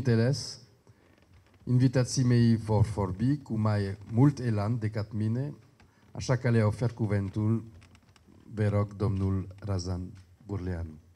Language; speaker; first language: Romanian; non-native, learner; French